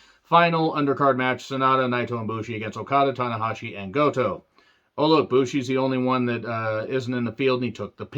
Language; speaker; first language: English; native; English